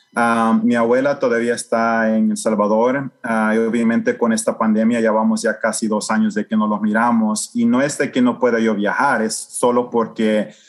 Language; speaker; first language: Spanish; native; Spanish